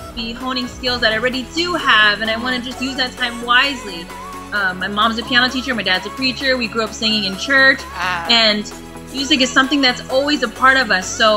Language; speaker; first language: English; native; English